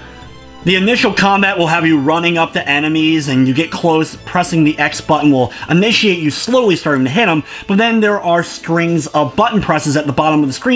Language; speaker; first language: English; native; English